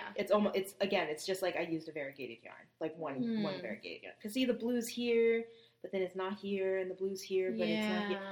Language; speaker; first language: English; native; English